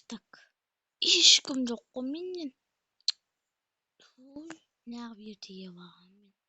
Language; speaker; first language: Kazakh; native; Kazakh